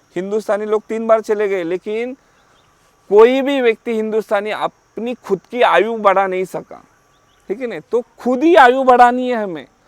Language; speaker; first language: Hindi; non-native, local second language; Marathi